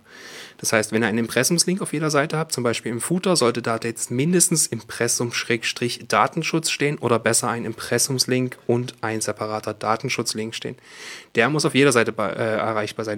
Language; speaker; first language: German; native; German